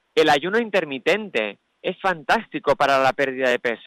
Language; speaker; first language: Spanish; non-native, local second language; Catalan